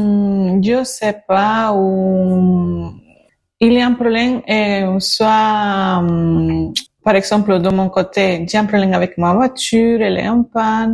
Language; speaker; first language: French; non-native, learner; Spanish